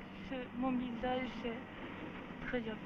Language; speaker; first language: French; non-native, learner; Japanese